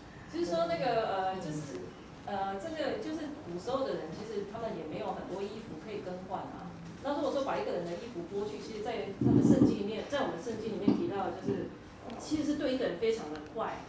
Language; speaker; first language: Chinese; native; Chinese